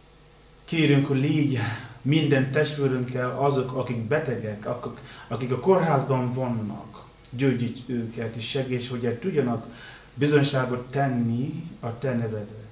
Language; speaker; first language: Hungarian; non-native, learner; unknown